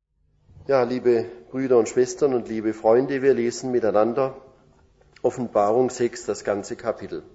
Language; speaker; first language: German; native; German